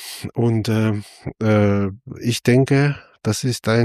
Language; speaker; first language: German; non-native, fluent; Armenian